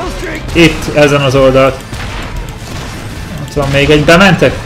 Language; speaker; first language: Hungarian; native; Hungarian